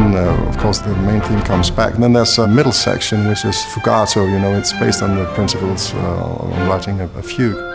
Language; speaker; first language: English; non-native, fluent; Danish